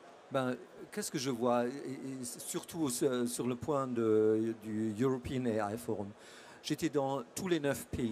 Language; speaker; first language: French; non-native, fluent; German